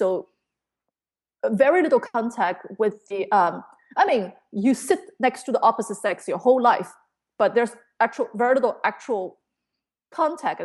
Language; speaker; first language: English; non-native, fluent; Chinese